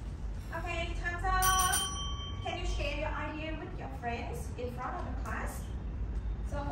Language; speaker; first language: English; non-native, learner; Vietnamese